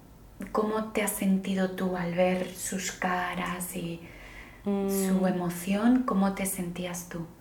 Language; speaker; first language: Spanish; native; Spanish